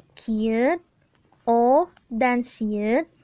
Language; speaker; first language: Indonesian; native; Indonesian